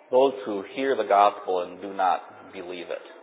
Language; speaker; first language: English; native; English